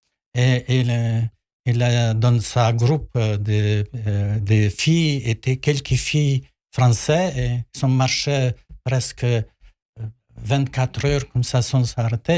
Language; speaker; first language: French; non-native, learner; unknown